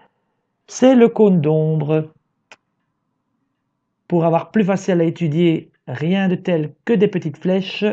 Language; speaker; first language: French; native; French